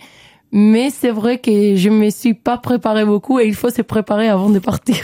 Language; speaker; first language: French; non-native, learner; Spanish